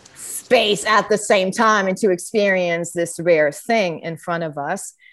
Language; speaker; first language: English; native; English